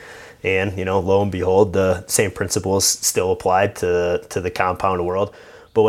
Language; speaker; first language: English; native; English